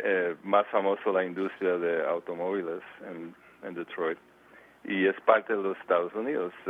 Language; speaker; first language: Spanish; early bilingual, heritage; Spanish